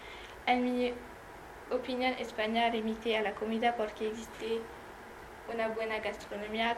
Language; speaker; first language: Spanish; non-native, learner; French